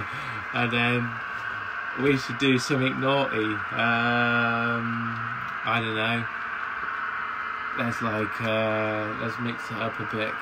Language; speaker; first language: English; native; English